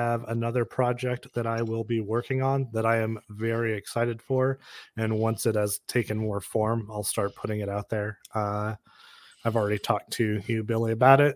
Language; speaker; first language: English; native; English